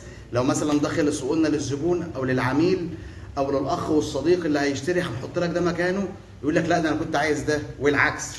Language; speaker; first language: Arabic; native; Arabic